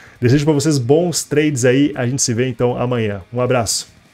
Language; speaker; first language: Portuguese; native; Portuguese